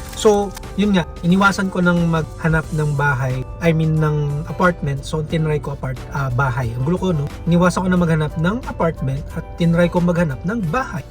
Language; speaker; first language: Filipino; native; Filipino